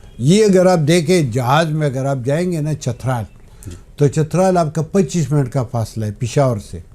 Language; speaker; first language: Urdu; non-native, local second language; Pashto